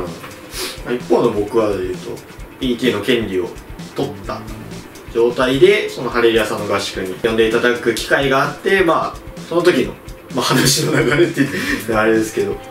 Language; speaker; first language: Japanese; native; Japanese